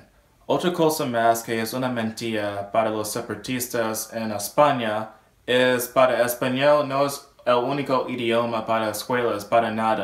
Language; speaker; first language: Spanish; non-native, learner; English